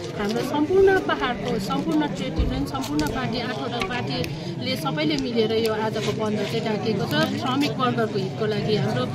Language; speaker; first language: Nepali; native; Nepali